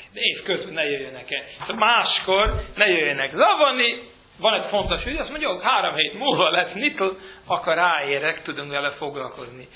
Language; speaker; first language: Hungarian; early bilingual, heritage; Hungarian